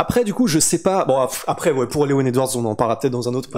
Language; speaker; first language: French; native; French